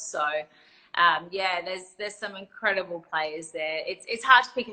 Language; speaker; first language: English; native; English